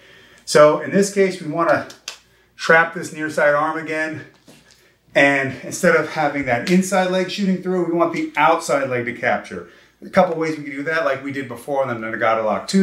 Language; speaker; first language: English; native; English